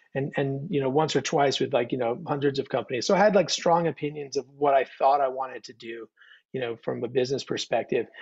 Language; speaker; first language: English; native; English